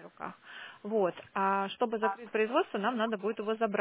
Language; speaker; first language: Russian; native; Russian